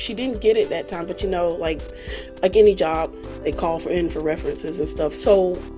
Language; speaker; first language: English; native; English